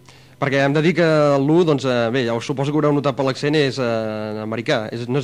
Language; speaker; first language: Catalan; native; Catalan